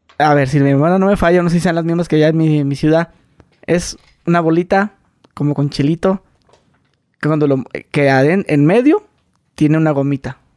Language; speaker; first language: Spanish; native; Spanish